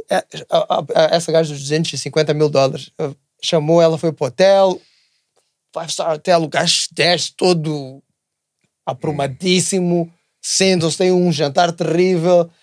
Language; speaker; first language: Portuguese; native; Portuguese